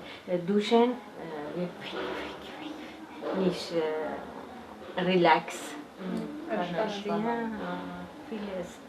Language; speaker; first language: German; non-native, learner; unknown